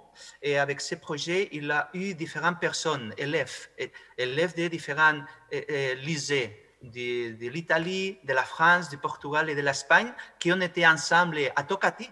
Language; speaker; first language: French; non-native, fluent; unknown